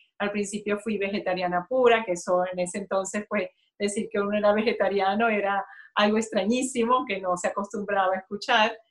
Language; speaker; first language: Spanish; native; Spanish